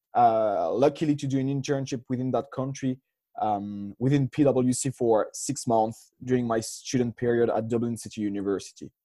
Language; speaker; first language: English; non-native, fluent; French